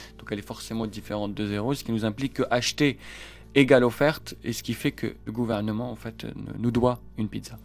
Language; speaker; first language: French; non-native, local second language; Arabic